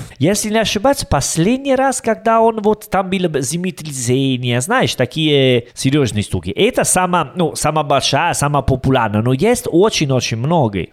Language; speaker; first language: Russian; non-native, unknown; Italian